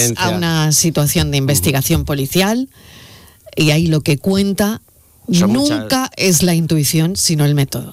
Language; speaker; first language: Spanish; native; Spanish